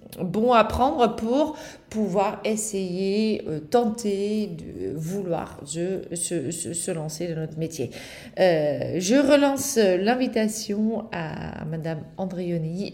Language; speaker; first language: French; non-native, fluent; Dutch